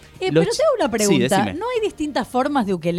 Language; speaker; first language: Spanish; native; Spanish